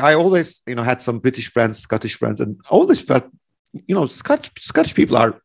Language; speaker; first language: English; non-native, fluent; Turkish